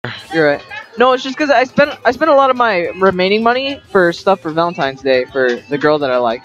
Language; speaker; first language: English; native; English